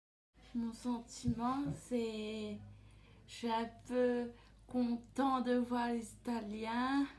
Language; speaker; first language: French; non-native, local second language; Réunion Creole French